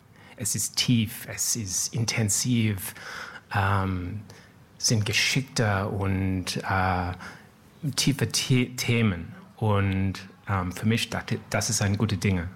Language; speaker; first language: German; non-native, learner; French